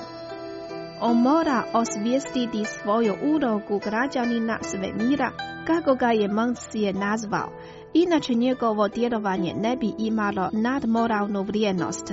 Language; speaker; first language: Croatian; non-native, fluent; Chinese